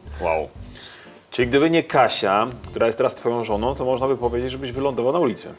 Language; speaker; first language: Polish; native; Polish